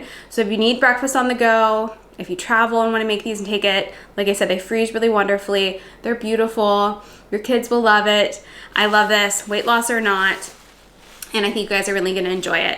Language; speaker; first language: English; native; English